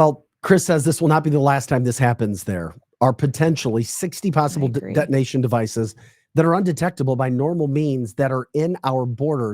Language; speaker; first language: English; native; English